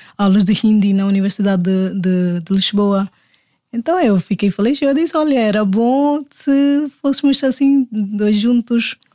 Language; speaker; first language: Portuguese; non-native, fluent; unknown